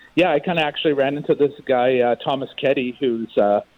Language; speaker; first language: English; native; English